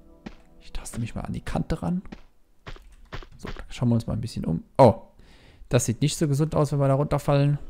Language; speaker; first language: German; native; German